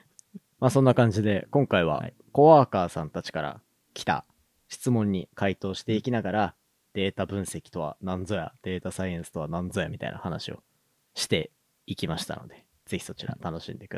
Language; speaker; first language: Japanese; native; Japanese